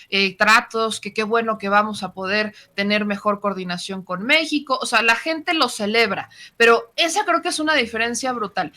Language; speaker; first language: Spanish; native; Spanish